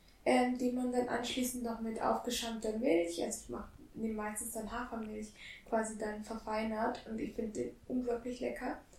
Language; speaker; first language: German; native; German